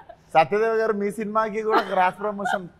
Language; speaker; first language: Telugu; native; Telugu